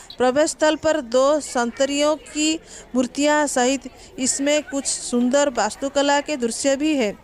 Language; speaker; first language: Hindi; non-native, local second language; Odia